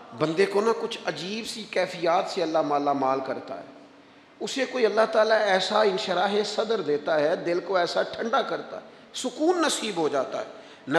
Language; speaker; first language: Urdu; non-native, local second language; Punjabi